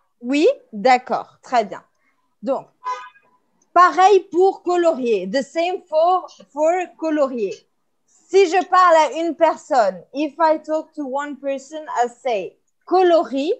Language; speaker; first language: French; non-native, fluent; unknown